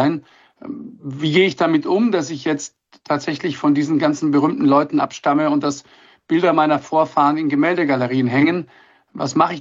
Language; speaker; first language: German; native; German